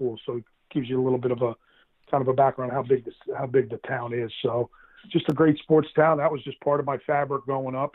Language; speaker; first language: English; native; English